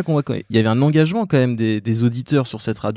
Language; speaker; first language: French; native; French